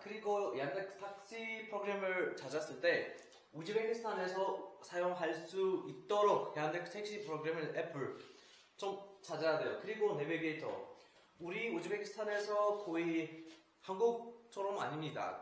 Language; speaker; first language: Korean; non-native, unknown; Uzbek